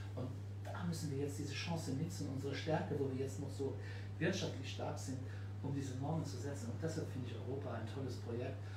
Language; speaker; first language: German; non-native, local second language; Luxembourgish